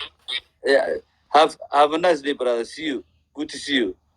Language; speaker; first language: English; non-native, learner; Somali